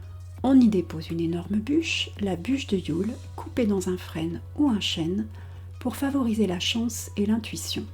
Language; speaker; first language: French; native; French